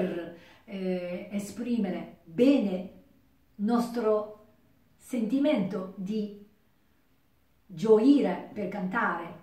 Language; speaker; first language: Italian; non-native, learner; Japanese